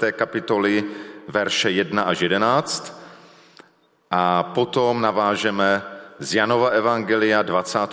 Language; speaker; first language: Czech; native; Czech